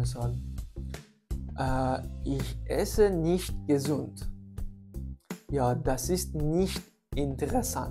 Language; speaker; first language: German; non-native, fluent; Persian